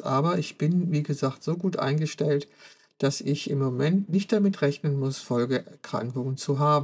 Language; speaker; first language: German; native; German